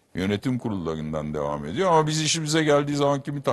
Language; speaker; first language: Turkish; native; Turkish